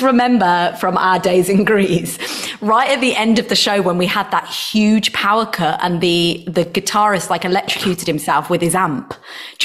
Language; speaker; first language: English; native; English